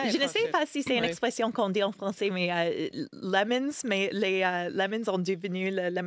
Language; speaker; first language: French; non-native, fluent; English